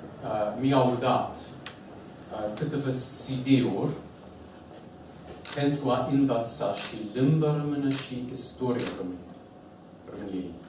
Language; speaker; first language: Romanian; non-native, fluent; English